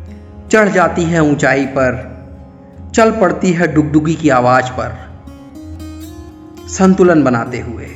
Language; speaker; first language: Hindi; native; Hindi